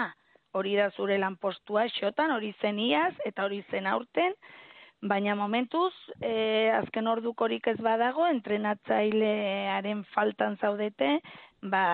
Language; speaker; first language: Basque; native; Basque